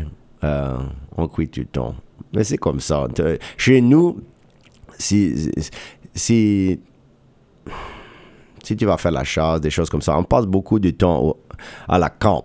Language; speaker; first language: French; non-native, local second language; English